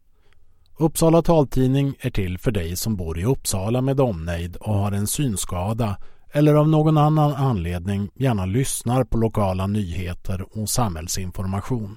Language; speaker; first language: Swedish; native; Swedish